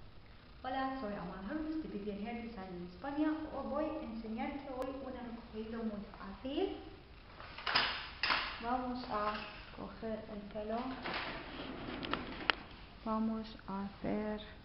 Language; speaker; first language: Spanish; non-native, learner; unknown